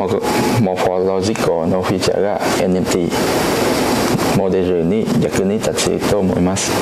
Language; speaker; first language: Japanese; non-native, learner; Cantonese